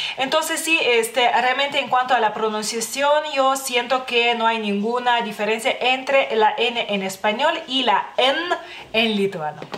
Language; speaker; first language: Spanish; non-native, fluent; Lithuanian